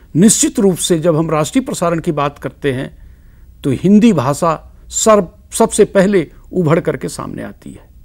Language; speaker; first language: Hindi; native; Hindi